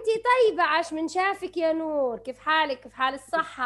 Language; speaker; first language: Arabic; native; Arabic